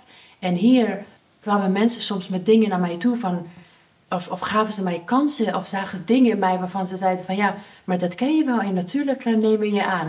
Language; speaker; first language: Dutch; early bilingual, other home language; Persian